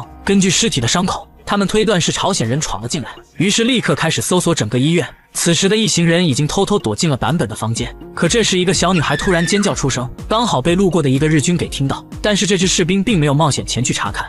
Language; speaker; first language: Chinese; native; Chinese